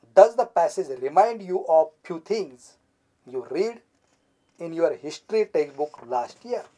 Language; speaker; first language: English; non-native, local second language; Marathi